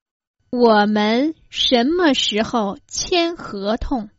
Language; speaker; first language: Chinese; non-native, fluent; Croatian